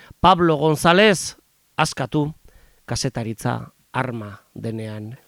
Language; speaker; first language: Basque; native; Basque